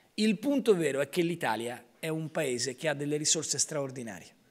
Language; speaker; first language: Italian; native; Italian